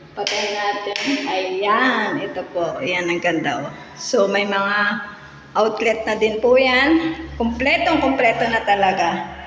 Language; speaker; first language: Filipino; native; Filipino